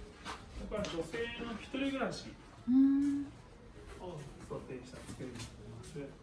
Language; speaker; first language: Japanese; native; Japanese